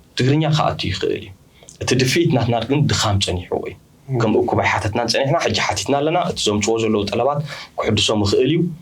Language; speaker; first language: Tigrinya; early bilingual, heritage; Tigrinya